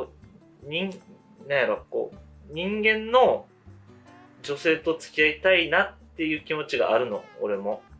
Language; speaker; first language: Japanese; native; Japanese